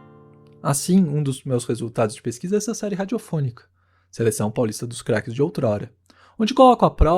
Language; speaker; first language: Portuguese; native; Portuguese